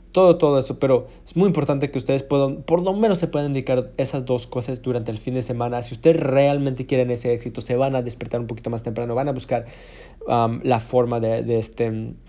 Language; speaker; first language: Spanish; early bilingual, heritage; Spanish